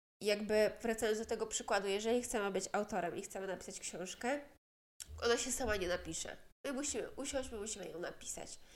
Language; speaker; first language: Polish; native; Polish